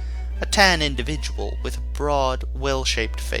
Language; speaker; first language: English; native; English